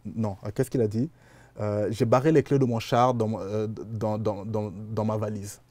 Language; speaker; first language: French; native; French